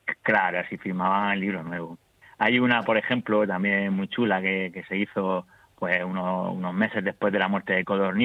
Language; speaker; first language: Spanish; native; Spanish